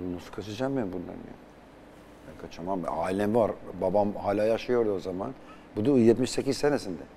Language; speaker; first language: Turkish; non-native, fluent; Albanian